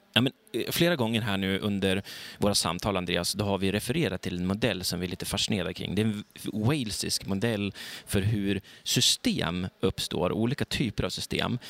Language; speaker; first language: Swedish; native; Swedish